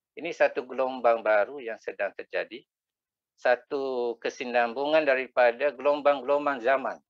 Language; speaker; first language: Malay; native; Malay